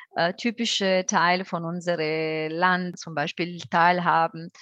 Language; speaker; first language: German; non-native, fluent; Italian